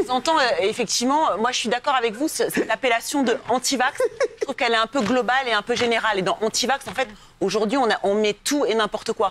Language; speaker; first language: French; native; French